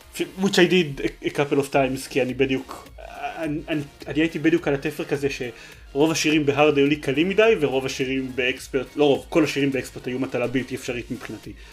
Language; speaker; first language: Hebrew; native; Hebrew